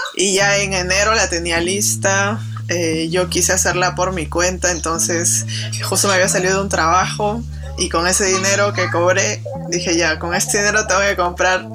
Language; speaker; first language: Spanish; native; Spanish